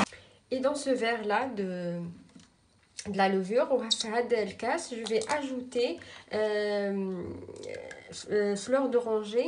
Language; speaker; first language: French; non-native, local second language; Arabic